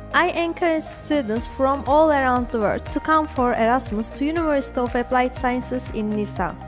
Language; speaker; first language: English; non-native, fluent; Turkish